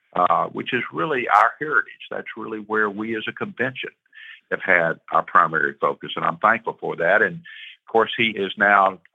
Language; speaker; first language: English; native; English